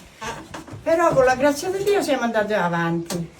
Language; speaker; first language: Italian; native; Italian